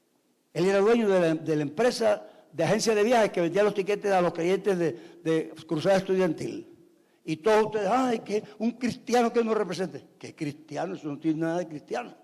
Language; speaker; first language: Spanish; native; Spanish